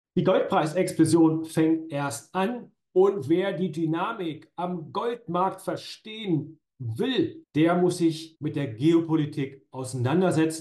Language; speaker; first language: German; native; German